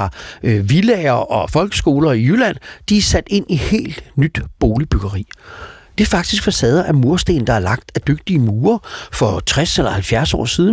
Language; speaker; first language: Danish; native; Danish